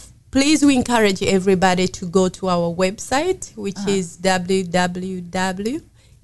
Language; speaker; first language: English; non-native, local second language; Swahili